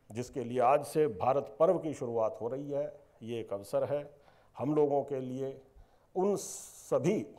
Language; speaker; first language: Hindi; native; Hindi